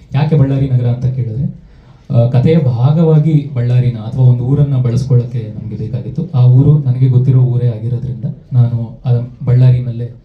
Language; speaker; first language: Kannada; native; Kannada